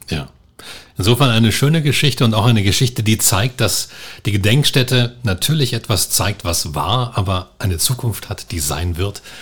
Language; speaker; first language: German; native; German